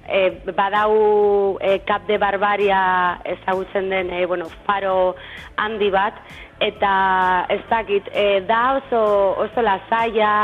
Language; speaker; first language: Basque; non-native, local second language; Spanish